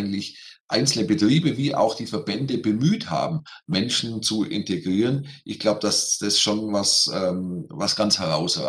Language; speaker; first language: German; native; German